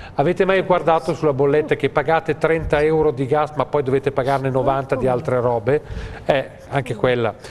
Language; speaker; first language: Italian; native; Italian